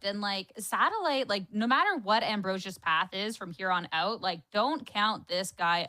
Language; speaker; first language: English; native; English